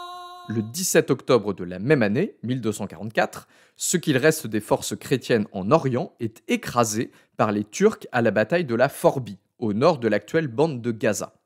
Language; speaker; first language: French; native; French